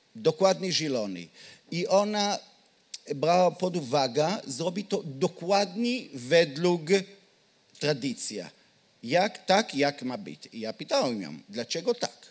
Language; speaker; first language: Polish; non-native, learner; Hebrew